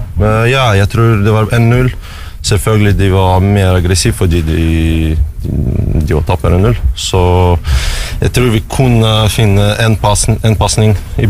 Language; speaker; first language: Norwegian; non-native, fluent; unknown